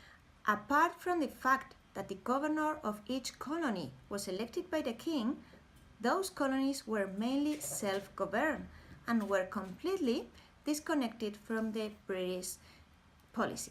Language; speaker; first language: English; non-native, fluent; Spanish